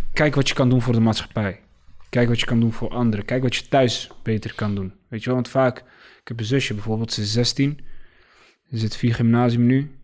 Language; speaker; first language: Dutch; early bilingual, other home language; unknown